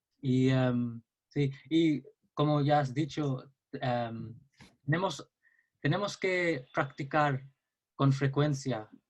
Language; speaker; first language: Spanish; non-native, learner; English